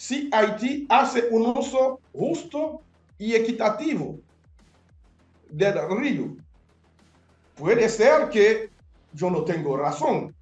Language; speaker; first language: Spanish; non-native, fluent; Haitian Creole